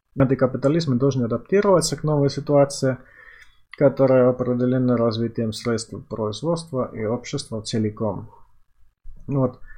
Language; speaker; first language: Russian; non-native, fluent; Finnish